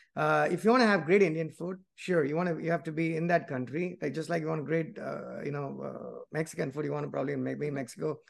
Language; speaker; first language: English; non-native, local second language; Tamil